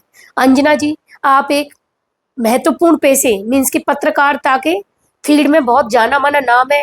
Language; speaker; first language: Hindi; native; Hindi